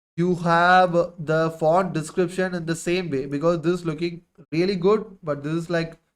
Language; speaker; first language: English; non-native, local second language; Tamil